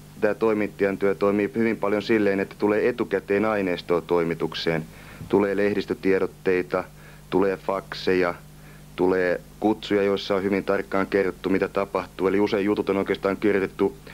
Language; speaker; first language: Finnish; native; Finnish